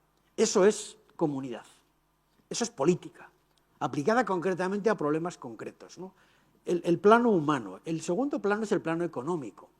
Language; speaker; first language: Spanish; native; Spanish